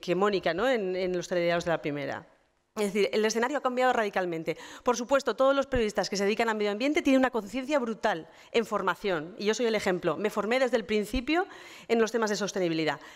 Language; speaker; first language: Spanish; native; Spanish